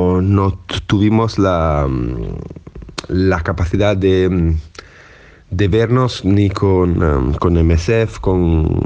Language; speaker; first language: Spanish; non-native, fluent; Italian